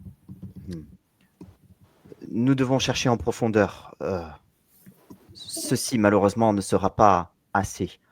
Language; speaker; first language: French; native; French